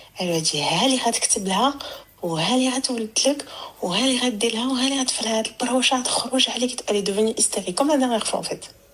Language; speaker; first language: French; early bilingual, other home language; Arabic